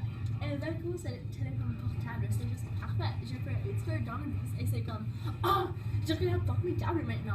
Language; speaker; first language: French; non-native, learner; English